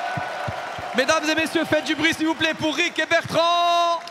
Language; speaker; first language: French; native; French